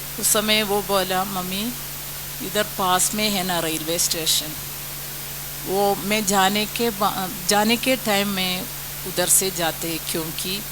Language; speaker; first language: Hindi; non-native, local second language; Malayalam